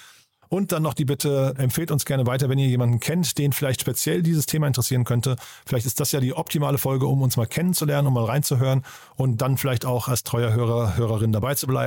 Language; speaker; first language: German; native; German